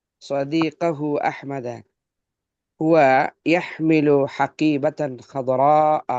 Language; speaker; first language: Arabic; non-native, learner; Bangla